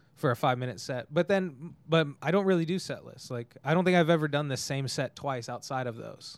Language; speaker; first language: English; native; English